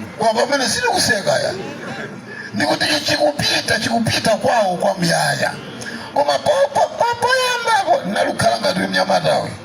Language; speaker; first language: Nyanja; non-native, local second language; Tumbuka